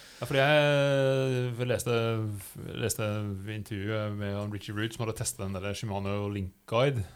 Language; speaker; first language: Norwegian; non-native, fluent; English